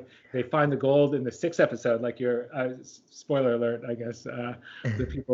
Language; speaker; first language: English; native; English